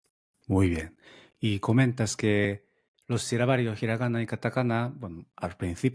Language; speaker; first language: Spanish; non-native, fluent; Japanese